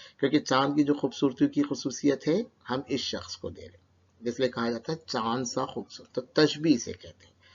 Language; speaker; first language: Urdu; native; Urdu